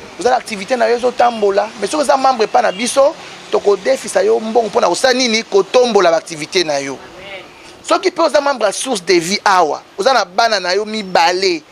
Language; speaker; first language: Lingala; non-native, local second language; Kongo